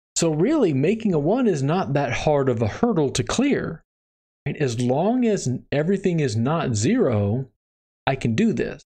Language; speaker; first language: English; native; English